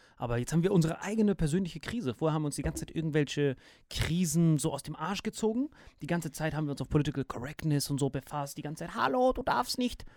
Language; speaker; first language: German; native; German